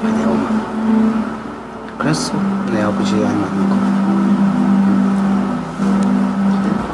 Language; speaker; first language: Korean; non-native, learner; Tibetan